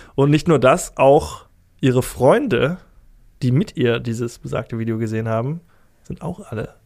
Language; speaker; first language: German; native; German